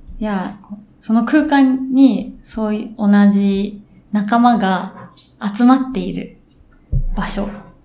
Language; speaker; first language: Japanese; early bilingual, heritage; Japanese